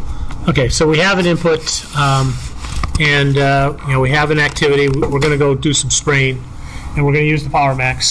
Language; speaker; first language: English; native; English